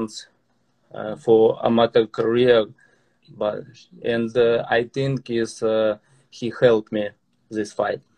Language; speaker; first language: English; non-native, learner; Russian